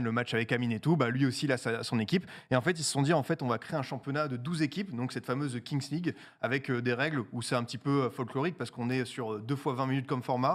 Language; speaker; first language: French; native; French